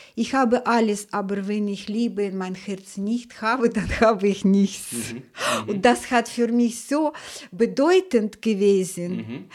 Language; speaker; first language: German; non-native, fluent; Russian